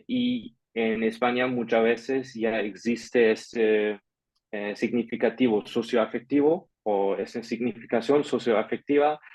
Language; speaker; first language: Spanish; non-native, fluent; German